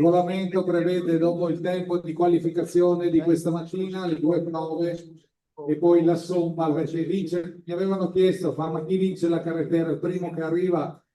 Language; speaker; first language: Italian; native; Italian